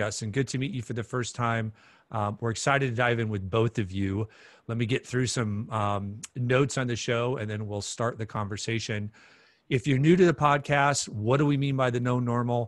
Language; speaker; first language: English; native; English